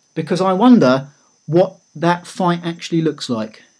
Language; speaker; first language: English; native; English